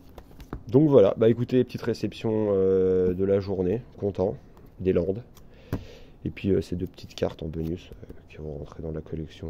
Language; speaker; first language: French; native; French